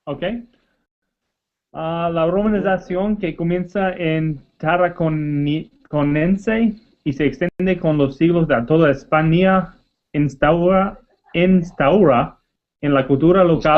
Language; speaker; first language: Spanish; non-native, learner; English